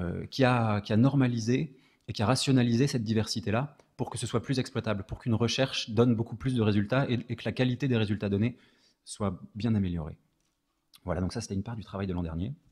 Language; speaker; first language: French; native; French